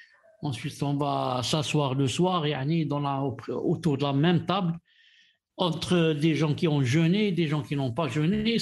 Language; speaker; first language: French; non-native, local second language; Arabic